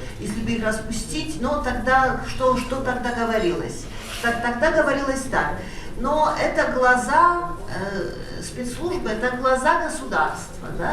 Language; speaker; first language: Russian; non-native, fluent; Polish